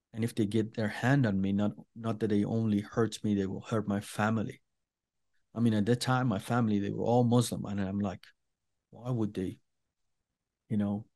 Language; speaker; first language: English; non-native, fluent; Persian